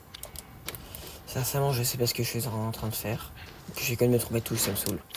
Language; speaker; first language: French; native; French